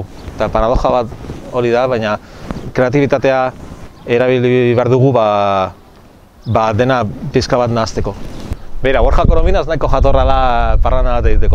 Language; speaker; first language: Basque; non-native, local second language; Spanish